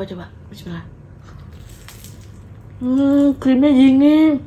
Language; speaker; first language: Indonesian; native; Indonesian